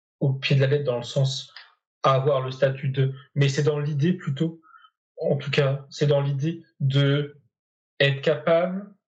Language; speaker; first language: French; native; French